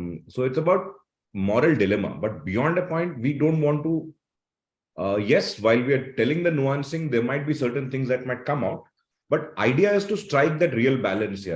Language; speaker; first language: English; non-native, local second language; Malayalam